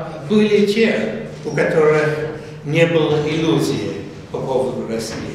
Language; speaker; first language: Russian; non-native, fluent; English